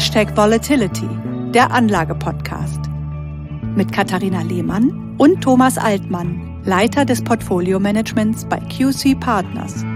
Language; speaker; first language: German; native; German